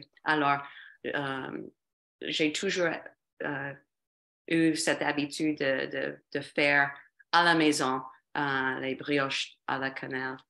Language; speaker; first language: French; non-native, fluent; English